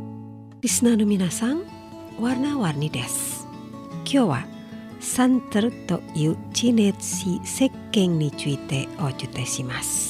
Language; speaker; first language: Japanese; non-native, fluent; Indonesian